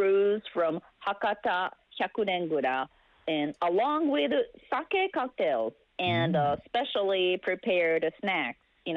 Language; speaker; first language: English; non-native, fluent; Japanese